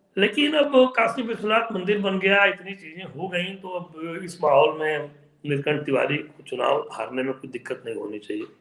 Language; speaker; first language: Hindi; native; Hindi